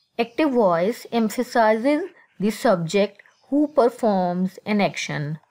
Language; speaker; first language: English; non-native, local second language; Urdu